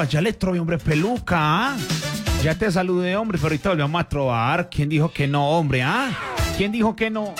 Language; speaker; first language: Spanish; native; Spanish